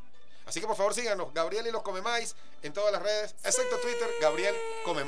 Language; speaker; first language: Spanish; native; Spanish